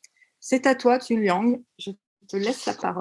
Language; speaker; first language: French; native; French